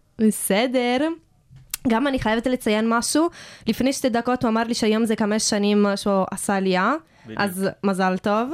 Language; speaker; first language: Hebrew; non-native, fluent; Italian